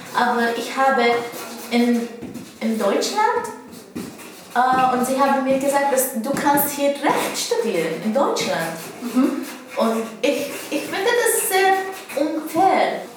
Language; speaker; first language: German; non-native, learner; Arabic